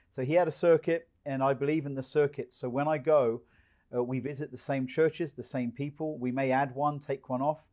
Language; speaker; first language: English; native; English